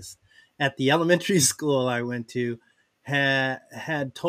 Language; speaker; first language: English; native; English